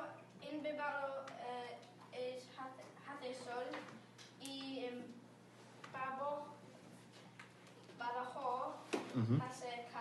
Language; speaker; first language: Spanish; non-native, learner; English